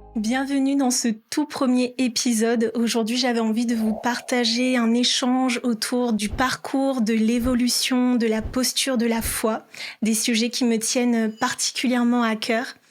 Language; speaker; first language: French; native; French